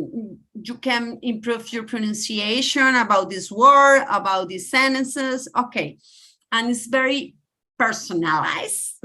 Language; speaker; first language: English; non-native, learner; Spanish